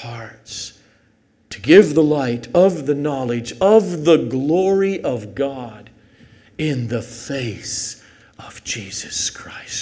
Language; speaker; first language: English; native; English